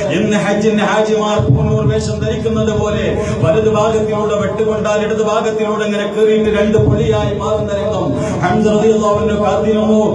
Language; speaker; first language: Malayalam; native; Malayalam